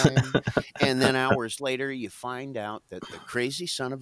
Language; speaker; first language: English; native; English